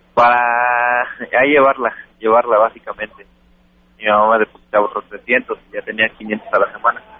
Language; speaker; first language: Spanish; native; Spanish